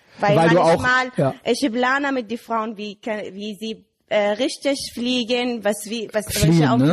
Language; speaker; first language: German; non-native, learner; Arabic